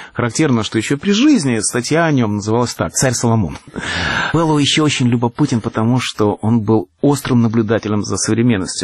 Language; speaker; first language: Russian; native; Russian